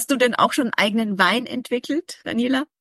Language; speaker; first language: German; native; German